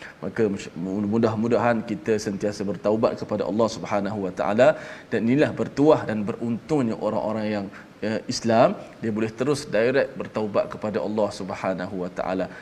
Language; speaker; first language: Malay; native; Malay